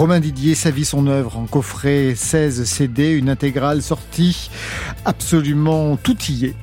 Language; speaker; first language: French; native; French